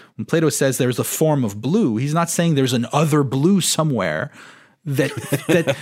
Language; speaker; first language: English; non-native, fluent; French